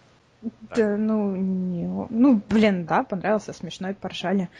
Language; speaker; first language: Russian; native; Russian